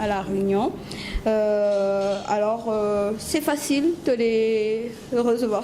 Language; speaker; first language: French; non-native, local second language; Malagasy